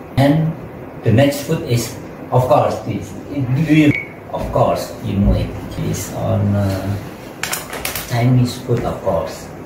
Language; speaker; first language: English; non-native, learner; Indonesian